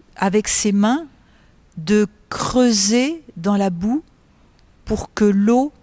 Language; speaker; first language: French; native; French